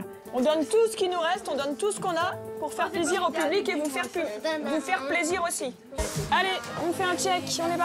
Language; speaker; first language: French; native; French